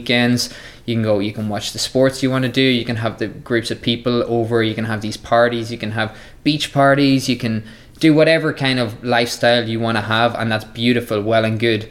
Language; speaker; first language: English; native; English